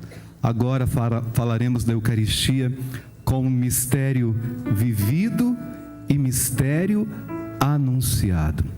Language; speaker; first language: Portuguese; native; Portuguese